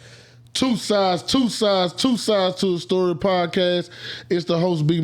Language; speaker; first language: English; native; English